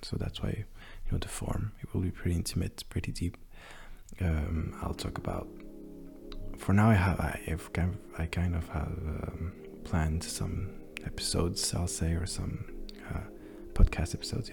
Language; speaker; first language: English; non-native, fluent; French